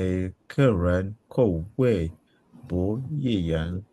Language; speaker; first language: Chinese; non-native, learner; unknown